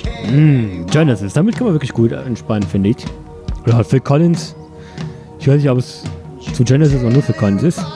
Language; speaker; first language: German; native; German